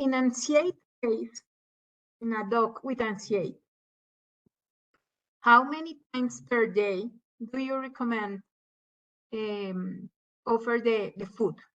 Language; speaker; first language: English; non-native, learner; Spanish